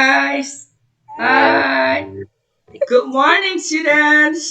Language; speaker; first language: English; non-native, learner; Indonesian